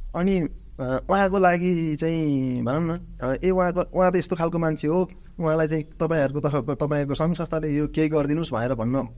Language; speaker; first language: Nepali; native; Nepali